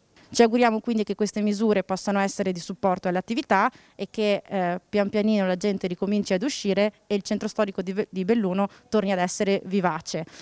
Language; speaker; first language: Italian; native; Italian